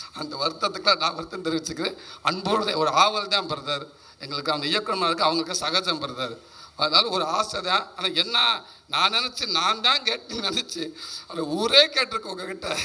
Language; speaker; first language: Tamil; native; Tamil